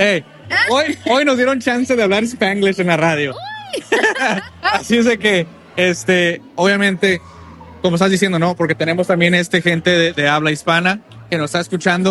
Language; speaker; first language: Spanish; early bilingual, heritage; Spanish